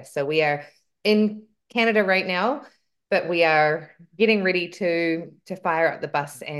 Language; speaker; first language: English; native; English